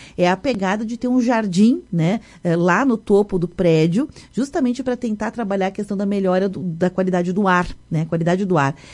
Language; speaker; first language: Portuguese; native; Portuguese